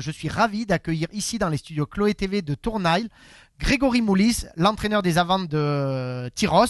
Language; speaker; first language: French; native; French